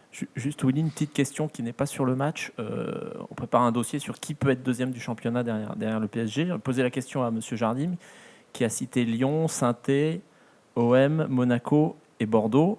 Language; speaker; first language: French; native; French